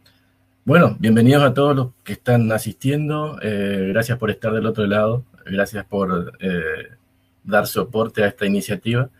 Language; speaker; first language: Spanish; native; Spanish